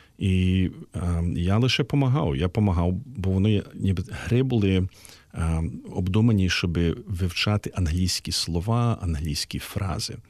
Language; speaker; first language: Ukrainian; early bilingual, heritage; Ukrainian